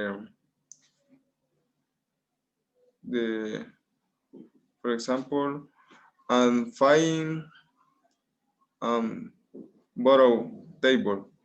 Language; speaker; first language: English; non-native, learner; Spanish